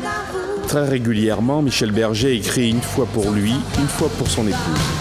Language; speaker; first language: French; native; French